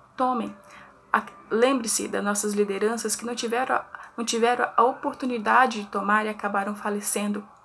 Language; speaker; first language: Portuguese; native; Portuguese